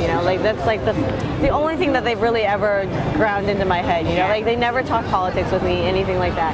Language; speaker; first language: English; early bilingual, other home language; Chinese